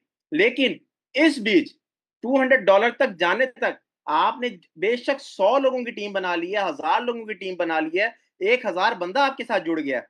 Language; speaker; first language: Hindi; native; Hindi